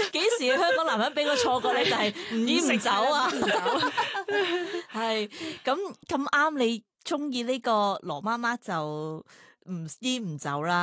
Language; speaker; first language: Cantonese; native; Cantonese